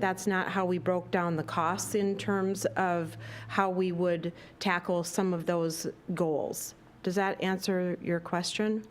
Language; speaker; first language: English; native; English